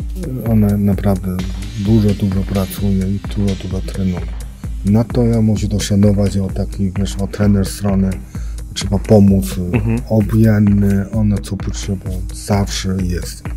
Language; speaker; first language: Polish; non-native, learner; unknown